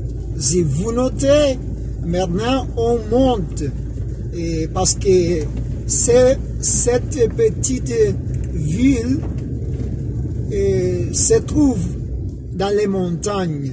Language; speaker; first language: French; non-native, fluent; Spanish